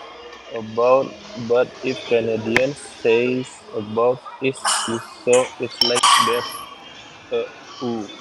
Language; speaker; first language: English; non-native, learner; Indonesian